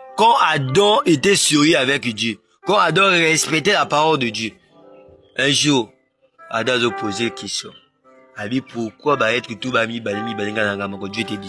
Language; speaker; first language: French; non-native, local second language; Lingala